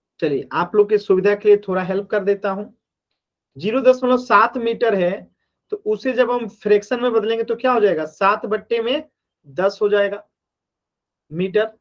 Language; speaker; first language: Hindi; native; Hindi